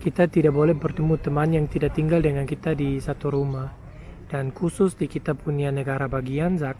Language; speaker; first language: Indonesian; non-native, fluent; German